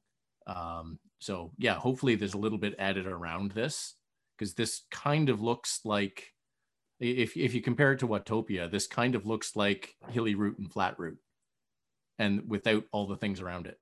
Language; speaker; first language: English; native; English